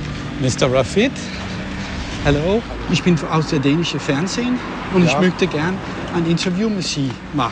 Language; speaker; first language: German; non-native, learner; Danish